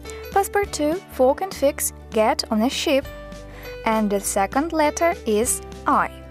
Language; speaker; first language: English; non-native, fluent; Ukrainian